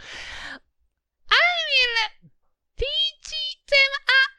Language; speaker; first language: English; non-native, learner; Japanese